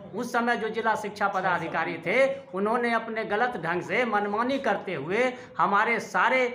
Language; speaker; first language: Hindi; native; Hindi